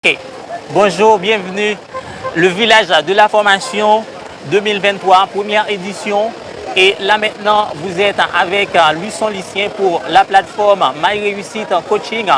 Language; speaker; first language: French; native; French